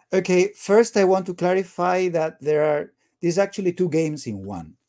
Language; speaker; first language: English; non-native, fluent; Spanish